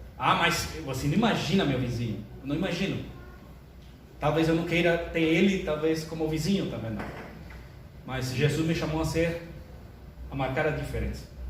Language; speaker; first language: Portuguese; non-native, fluent; Spanish